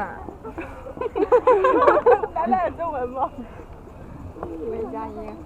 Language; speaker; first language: Chinese; native; Chinese